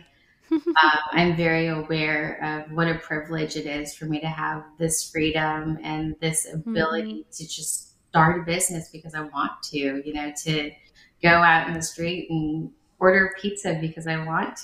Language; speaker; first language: English; early bilingual, other home language; Vietnamese